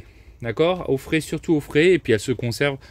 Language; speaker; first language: French; native; French